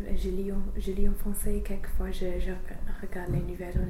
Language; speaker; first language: French; non-native, fluent; English